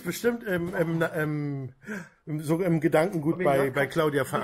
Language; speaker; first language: German; native; German